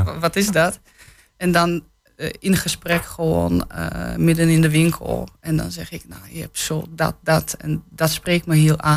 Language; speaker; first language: Dutch; non-native, fluent; Polish